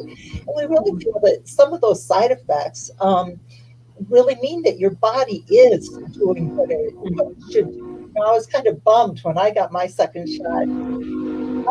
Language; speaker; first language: English; early bilingual, other home language; Spanish